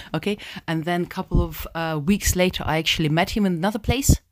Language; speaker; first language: English; non-native, fluent; Russian